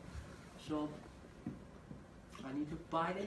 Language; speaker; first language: English; non-native, learner; Chinese